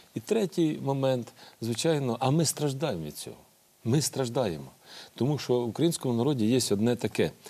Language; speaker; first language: Ukrainian; native; Ukrainian